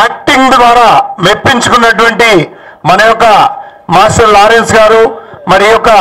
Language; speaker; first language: Telugu; native; Telugu